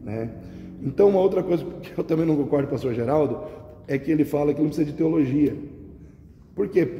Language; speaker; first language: Portuguese; native; Portuguese